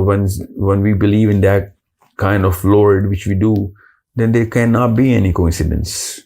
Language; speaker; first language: English; non-native, local second language; Urdu